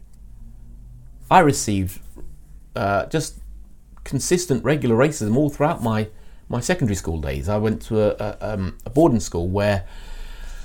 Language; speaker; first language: English; native; English